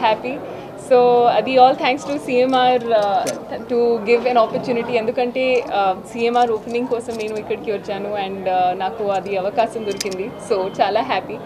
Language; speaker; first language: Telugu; non-native, local second language; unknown